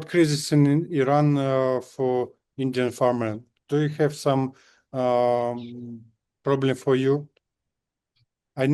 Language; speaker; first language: English; non-native, learner; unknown